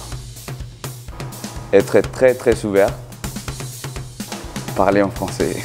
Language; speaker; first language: French; non-native, fluent; Spanish